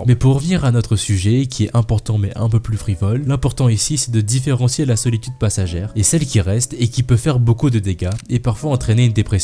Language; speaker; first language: French; native; French